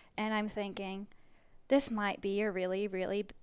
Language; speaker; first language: English; early bilingual, other home language; Japanese